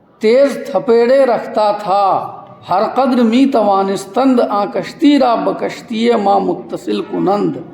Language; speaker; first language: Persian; non-native, fluent; Urdu